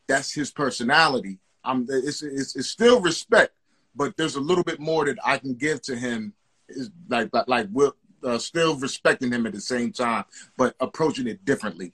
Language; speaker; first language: English; native; English